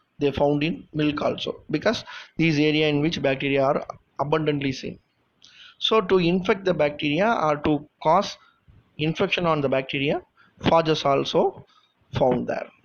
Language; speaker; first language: English; non-native, local second language; Tamil